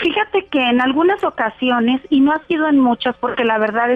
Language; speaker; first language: Spanish; native; Spanish